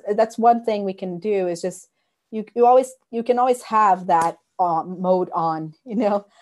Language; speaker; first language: English; non-native, fluent; Portuguese